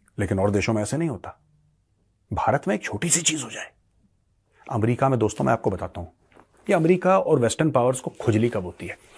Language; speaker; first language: Hindi; native; Hindi